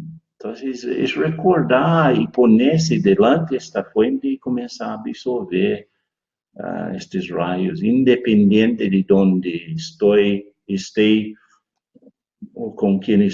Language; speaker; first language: Spanish; non-native, fluent; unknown